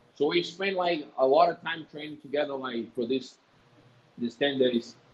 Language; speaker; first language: English; non-native, fluent; Portuguese